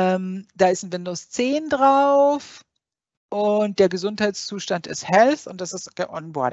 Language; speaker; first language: German; native; German